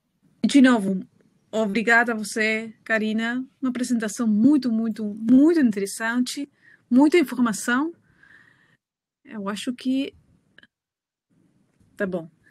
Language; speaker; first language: Portuguese; non-native, learner; Spanish